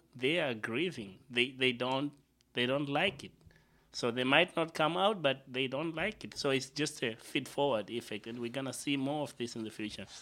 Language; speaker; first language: English; non-native, local second language; Shona